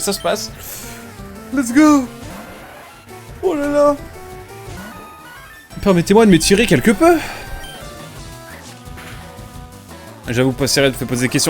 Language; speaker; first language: French; native; French